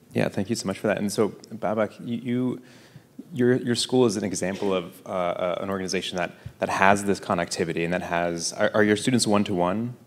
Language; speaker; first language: English; native; English